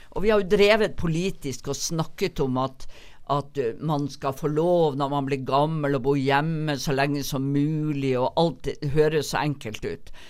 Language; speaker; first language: Norwegian; native; Norwegian